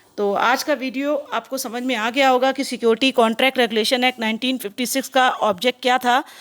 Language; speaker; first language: Hindi; native; Hindi